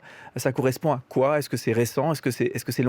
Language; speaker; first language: French; native; French